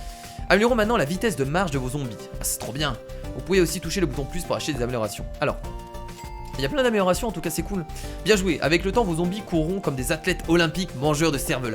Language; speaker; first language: French; native; French